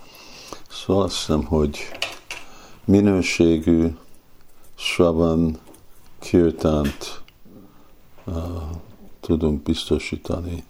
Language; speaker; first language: Hungarian; early bilingual, heritage; Hungarian